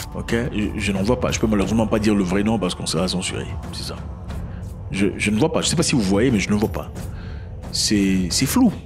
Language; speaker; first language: French; non-native, local second language; Lingala